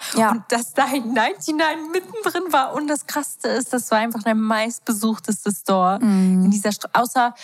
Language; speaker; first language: German; early bilingual, other home language; Portuguese